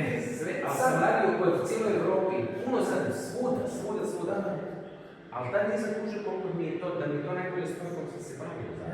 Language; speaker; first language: Croatian; native; Croatian